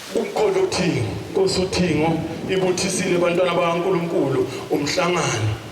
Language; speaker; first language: Zulu; native; Zulu